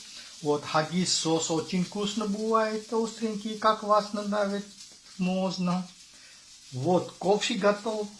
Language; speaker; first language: Russian; non-native, learner; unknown